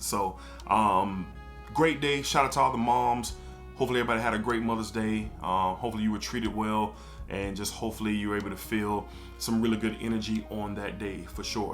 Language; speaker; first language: English; native; English